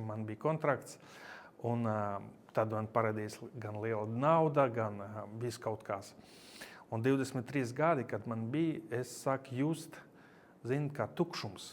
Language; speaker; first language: Latvian; non-native, local second language; Russian